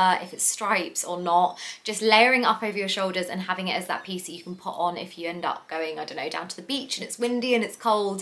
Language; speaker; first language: English; native; English